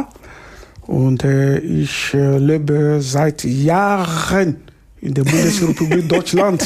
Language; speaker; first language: German; non-native, fluent; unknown